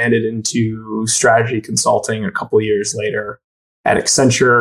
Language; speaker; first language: English; native; English